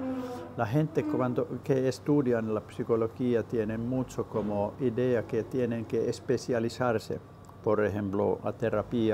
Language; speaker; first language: Spanish; non-native, learner; Finnish